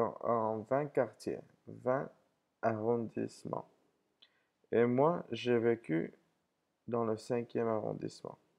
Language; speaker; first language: French; non-native, fluent; English